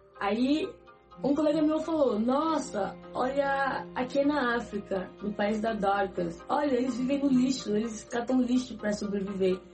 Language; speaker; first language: Portuguese; native; Portuguese